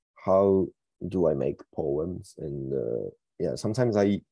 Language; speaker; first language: English; non-native, fluent; Japanese